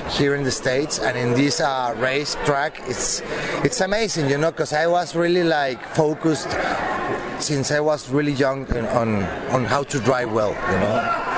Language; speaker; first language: English; non-native, fluent; Spanish